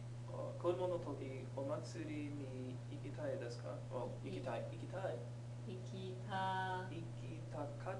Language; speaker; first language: Japanese; non-native, learner; English